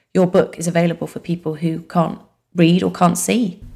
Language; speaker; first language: English; native; English